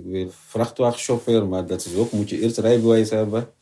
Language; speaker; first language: Dutch; non-native, learner; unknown